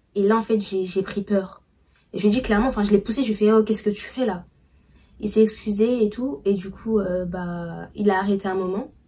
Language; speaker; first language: French; early bilingual, other home language; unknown